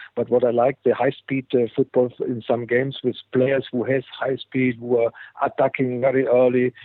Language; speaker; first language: English; non-native, fluent; German